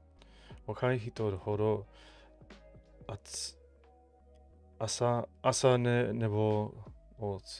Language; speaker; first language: Japanese; non-native, learner; English